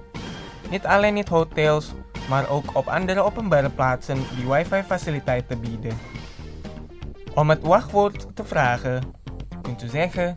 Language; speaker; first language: Dutch; non-native, fluent; Indonesian